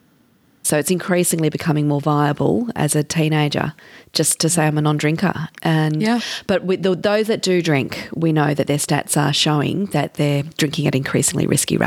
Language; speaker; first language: English; native; English